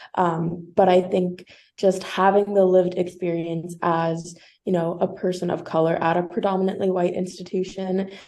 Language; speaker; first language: English; native; English